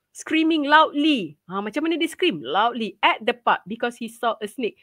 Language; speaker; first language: English; non-native, local second language; Malay